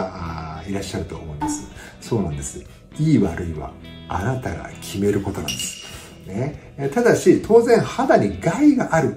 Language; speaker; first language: Japanese; native; Japanese